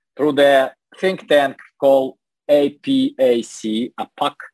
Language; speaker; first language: English; non-native, learner; Russian